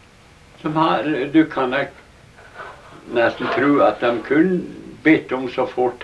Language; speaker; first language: Norwegian; early bilingual, heritage; Norwegian